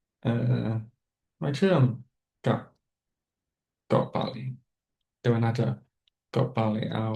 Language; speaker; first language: Thai; non-native, fluent; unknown